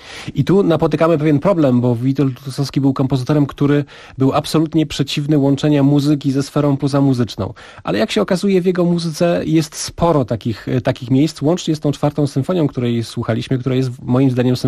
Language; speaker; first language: Polish; native; Polish